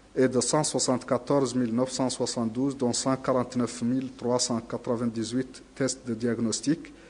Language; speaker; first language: French; non-native, local second language; Arabic